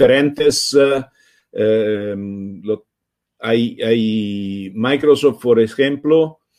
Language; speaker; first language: Spanish; non-native, fluent; Italian